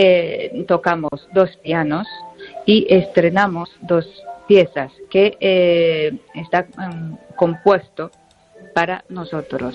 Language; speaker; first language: Spanish; non-native, learner; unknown